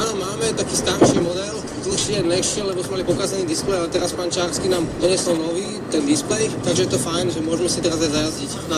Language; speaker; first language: Slovak; native; Slovak